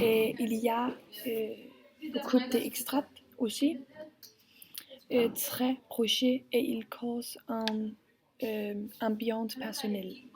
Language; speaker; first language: French; non-native, learner; Danish